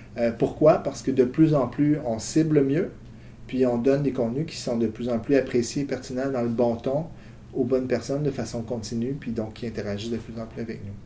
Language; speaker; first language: French; native; French